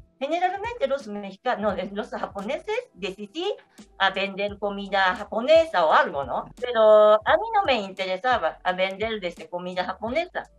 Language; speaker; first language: Spanish; non-native, learner; Japanese